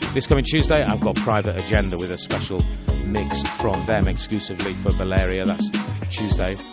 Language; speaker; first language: English; native; English